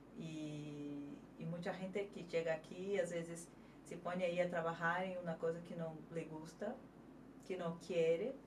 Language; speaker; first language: Spanish; non-native, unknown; Portuguese